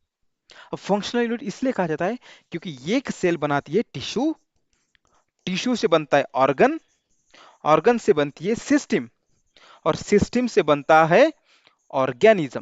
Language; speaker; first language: Hindi; non-native, local second language; Marathi